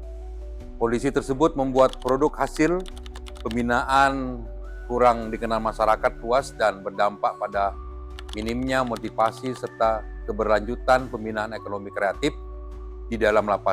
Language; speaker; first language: Indonesian; native; Indonesian